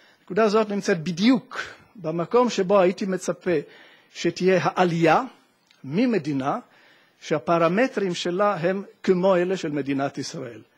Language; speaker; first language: Hebrew; non-native, fluent; Italian